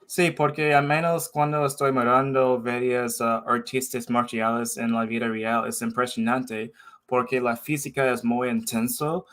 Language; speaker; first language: Spanish; non-native, fluent; English